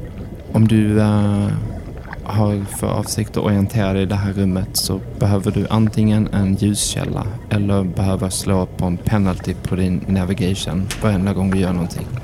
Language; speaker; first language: Swedish; native; Swedish